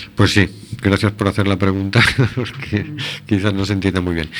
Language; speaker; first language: Spanish; native; Spanish